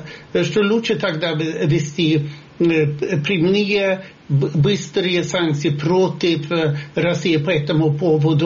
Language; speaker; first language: Russian; non-native, fluent; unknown